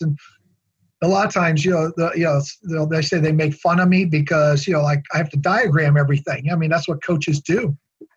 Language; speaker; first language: English; native; English